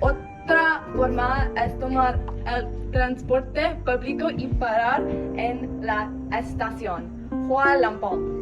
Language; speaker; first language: Spanish; non-native, learner; Thai